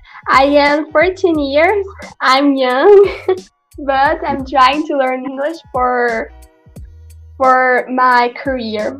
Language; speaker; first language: English; non-native, learner; Portuguese